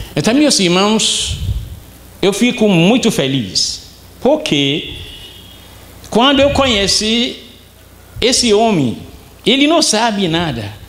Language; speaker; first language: Portuguese; non-native, fluent; Arabic